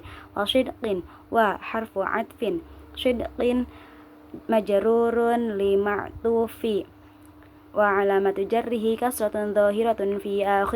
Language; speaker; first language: Arabic; non-native, learner; Indonesian